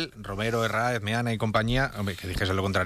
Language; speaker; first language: Spanish; native; Spanish